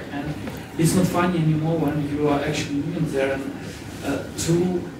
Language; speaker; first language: English; non-native, fluent; Russian